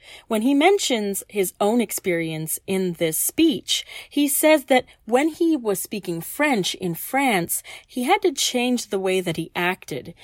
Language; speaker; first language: English; native; English